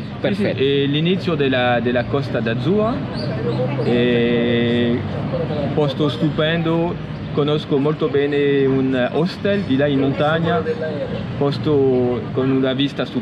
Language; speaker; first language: Italian; non-native, fluent; French